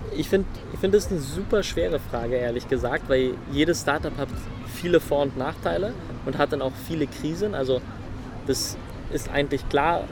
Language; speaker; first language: German; early bilingual, other home language; Swedish